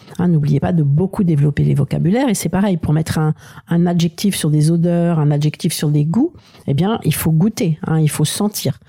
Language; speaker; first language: French; native; French